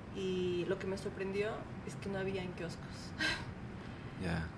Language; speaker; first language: Spanish; native; Spanish